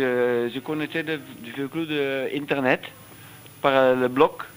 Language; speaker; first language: French; non-native, learner; Dutch